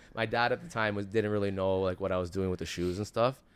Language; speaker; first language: English; native; English